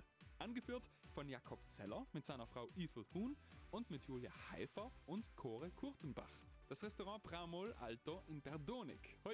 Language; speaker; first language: German; native; German